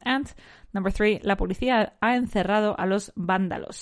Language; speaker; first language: Spanish; native; Spanish